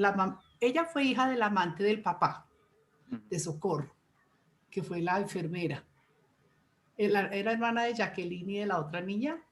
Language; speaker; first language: Spanish; native; Spanish